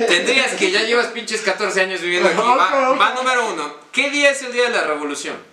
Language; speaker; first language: Spanish; native; Spanish